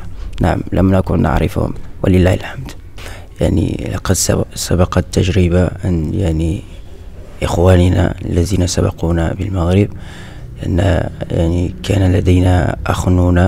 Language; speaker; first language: Arabic; non-native, fluent; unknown